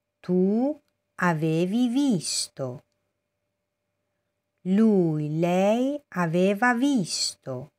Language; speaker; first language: Italian; non-native, fluent; Persian